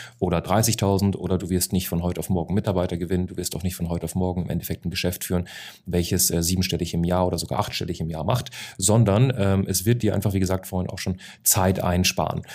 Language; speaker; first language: German; native; German